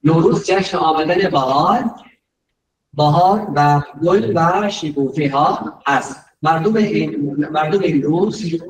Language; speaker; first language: Persian; non-native, fluent; Urdu